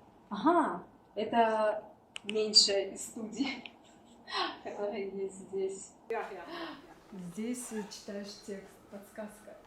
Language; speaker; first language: Russian; native; Russian